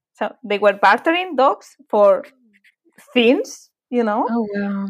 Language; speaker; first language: English; non-native, fluent; Spanish